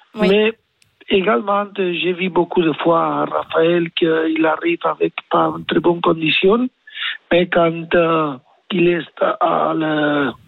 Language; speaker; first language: French; non-native, learner; Spanish